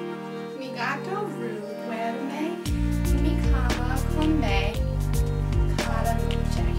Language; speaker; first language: Spanish; non-native, learner; English